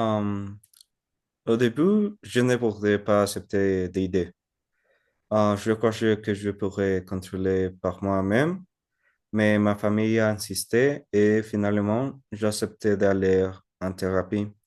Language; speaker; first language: French; non-native, learner; Spanish